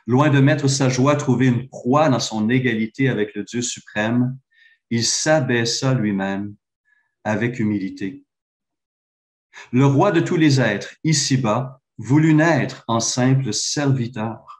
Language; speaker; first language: French; native; French